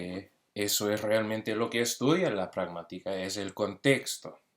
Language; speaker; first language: Spanish; early bilingual, heritage; Spanish